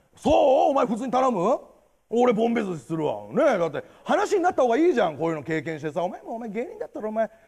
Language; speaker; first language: Japanese; native; Japanese